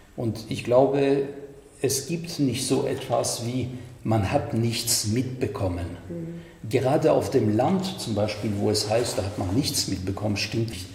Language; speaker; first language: German; non-native, fluent; French